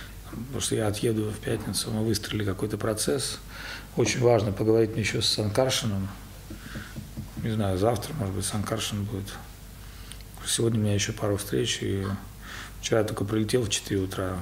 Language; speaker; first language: Russian; native; Russian